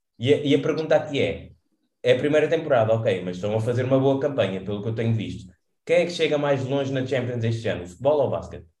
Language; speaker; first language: Portuguese; early bilingual, other home language; Kabuverdianu